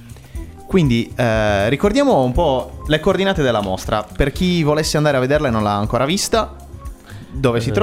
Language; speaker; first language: Italian; native; Italian